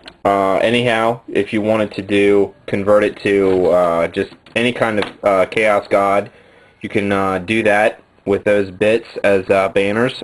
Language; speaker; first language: English; native; English